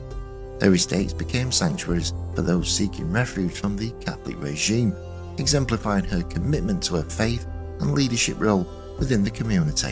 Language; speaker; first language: English; native; English